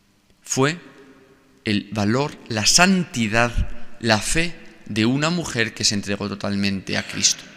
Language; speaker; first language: Spanish; native; Spanish